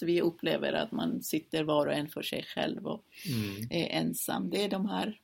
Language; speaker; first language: Swedish; non-native, fluent; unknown